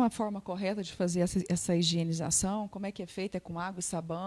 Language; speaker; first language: Portuguese; native; Portuguese